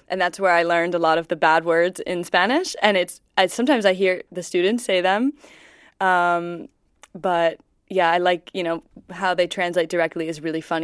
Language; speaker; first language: English; native; English